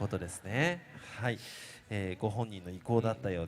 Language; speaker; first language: Japanese; native; Japanese